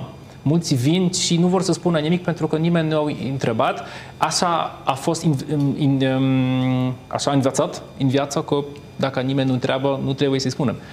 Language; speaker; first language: Romanian; non-native, fluent; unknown